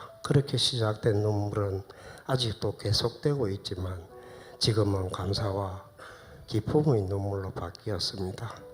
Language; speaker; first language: Korean; native; Korean